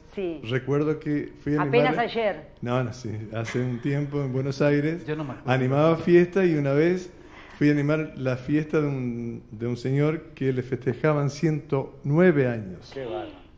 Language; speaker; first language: Spanish; native; Spanish